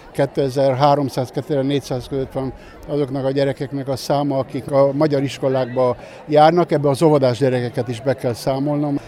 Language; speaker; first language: Hungarian; native; Hungarian